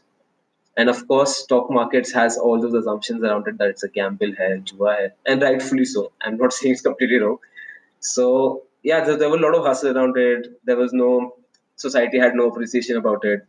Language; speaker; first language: English; non-native, local second language; Hindi